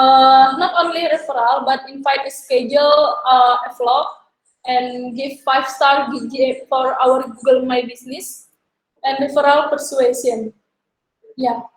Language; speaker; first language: English; non-native, learner; Indonesian